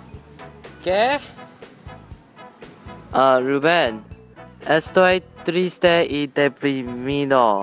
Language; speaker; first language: Spanish; non-native, learner; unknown